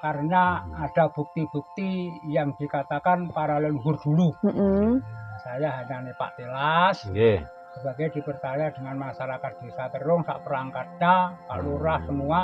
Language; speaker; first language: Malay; non-native, local second language; Javanese